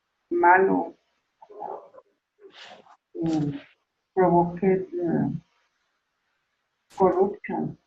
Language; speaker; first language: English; non-native, learner; Spanish